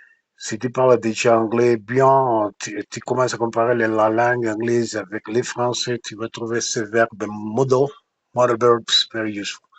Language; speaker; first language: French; non-native, fluent; Spanish